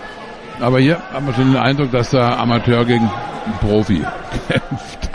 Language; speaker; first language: German; native; German